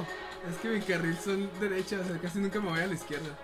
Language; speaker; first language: Spanish; native; Spanish